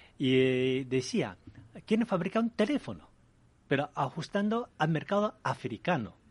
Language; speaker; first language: Spanish; early bilingual, other home language; Chinese